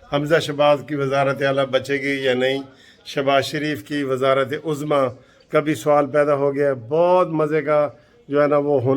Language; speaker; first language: Urdu; native; Urdu